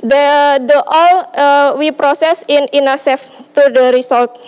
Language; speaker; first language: English; non-native, learner; Indonesian